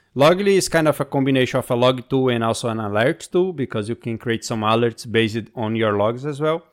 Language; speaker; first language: English; non-native, fluent; Portuguese